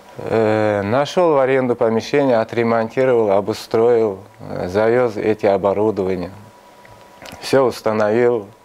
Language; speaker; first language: Russian; non-native, local second language; Tajik